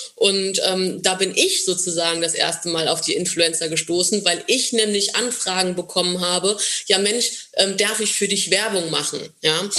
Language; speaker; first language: German; non-native, fluent; Portuguese